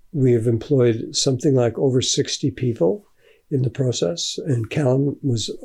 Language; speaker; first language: English; native; English